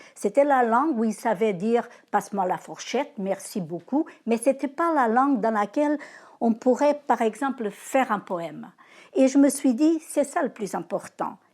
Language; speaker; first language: French; non-native, fluent; Portuguese